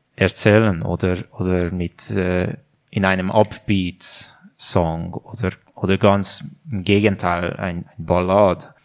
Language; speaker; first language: German; non-native, fluent; Hungarian